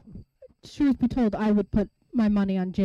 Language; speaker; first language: English; native; English